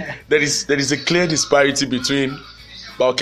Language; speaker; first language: English; non-native, local second language; Yoruba